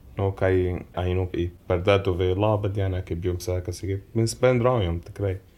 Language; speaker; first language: Lithuanian; non-native, learner; Arabic